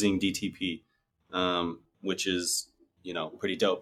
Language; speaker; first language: English; native; English